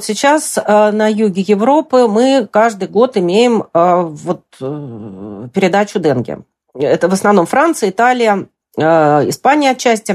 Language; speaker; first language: Russian; native; Russian